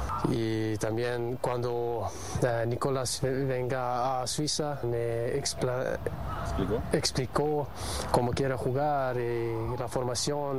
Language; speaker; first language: Spanish; non-native, learner; German